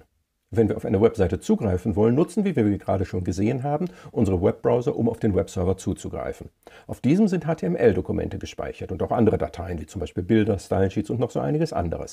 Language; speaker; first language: German; native; German